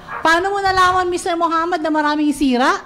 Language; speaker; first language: Filipino; native; Filipino